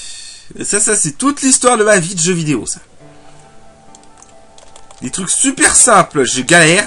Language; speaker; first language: French; native; French